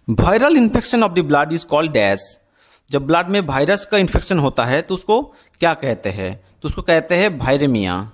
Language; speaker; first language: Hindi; non-native, local second language; Bangla